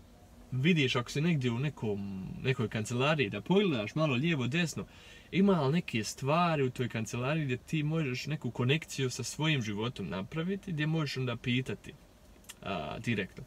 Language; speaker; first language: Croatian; early bilingual, heritage; Croatian